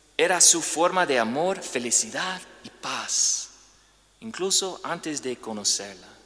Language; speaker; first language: Spanish; non-native, fluent; English